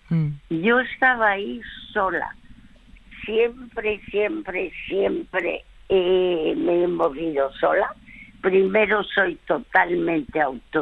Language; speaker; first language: Spanish; early bilingual, other home language; French